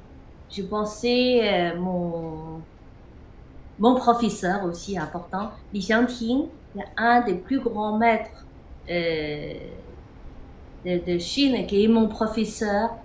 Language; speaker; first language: French; non-native, fluent; Chinese